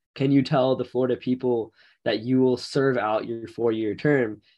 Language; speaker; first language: English; native; English